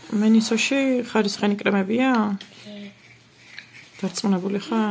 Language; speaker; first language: Georgian; native; Georgian